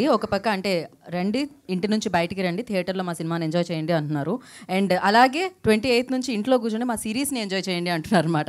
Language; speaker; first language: Telugu; native; Telugu